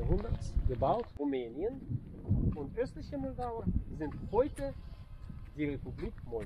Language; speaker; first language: German; non-native, fluent; Romanian